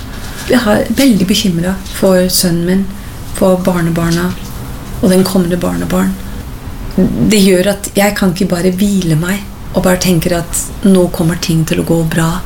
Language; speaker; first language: Norwegian; non-native, fluent; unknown